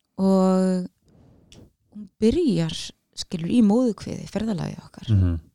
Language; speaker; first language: Icelandic; native; Icelandic